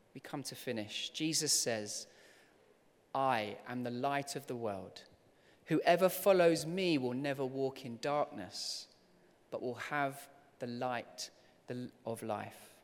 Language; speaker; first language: English; native; English